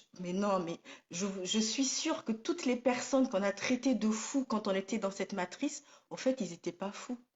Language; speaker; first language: French; non-native, local second language; Somali